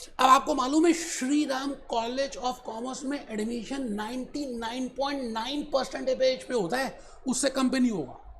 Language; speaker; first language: Hindi; native; Hindi